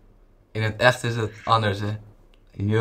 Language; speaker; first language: Dutch; non-native, fluent; Indonesian